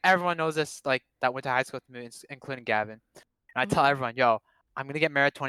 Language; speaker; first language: English; non-native, fluent; Cantonese